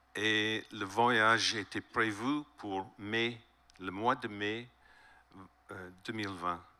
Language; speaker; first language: French; non-native, learner; English